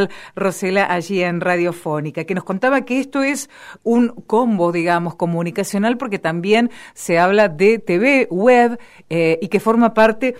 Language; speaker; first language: Spanish; native; Spanish